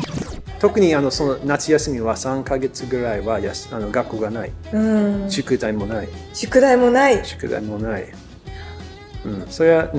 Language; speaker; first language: Japanese; non-native, learner; English